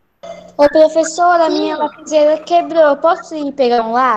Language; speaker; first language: Portuguese; native; Portuguese